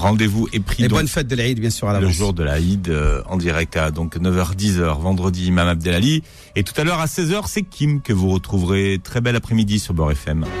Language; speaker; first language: French; native; French